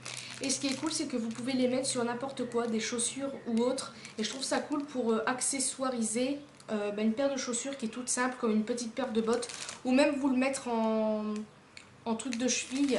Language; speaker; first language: French; native; French